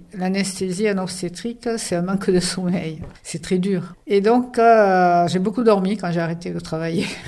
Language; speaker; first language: French; native; French